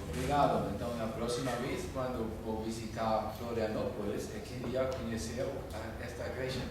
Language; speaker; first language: Portuguese; non-native, fluent; German